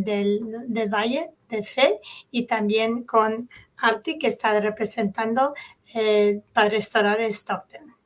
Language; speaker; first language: Spanish; early bilingual, heritage; Spanish